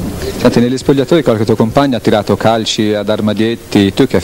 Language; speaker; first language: Italian; native; Italian